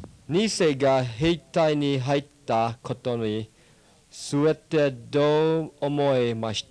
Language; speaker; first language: Japanese; early bilingual, heritage; English